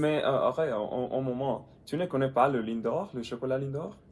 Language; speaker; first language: French; non-native, learner; English